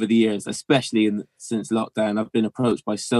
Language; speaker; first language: English; native; English